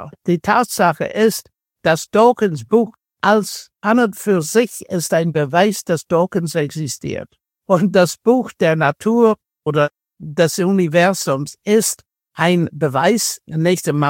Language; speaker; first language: German; non-native, fluent; English